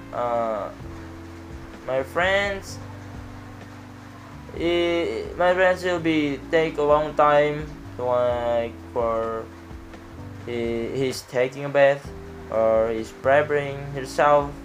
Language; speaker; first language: English; non-native, learner; Indonesian